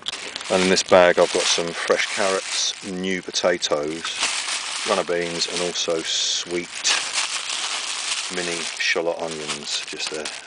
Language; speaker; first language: English; native; English